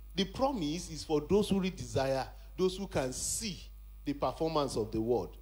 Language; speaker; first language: English; non-native, local second language; Yoruba